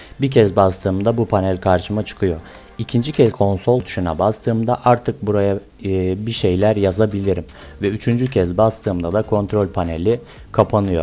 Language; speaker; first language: Turkish; native; Turkish